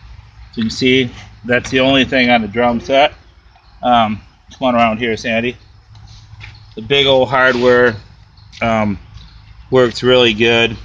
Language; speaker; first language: English; native; English